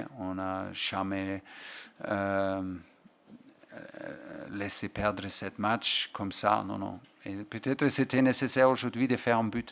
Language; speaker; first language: French; non-native, fluent; German